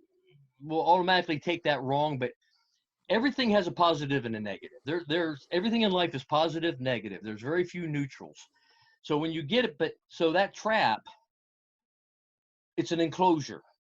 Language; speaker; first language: English; native; English